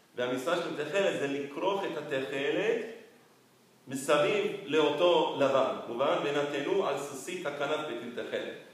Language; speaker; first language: Hebrew; non-native, fluent; Spanish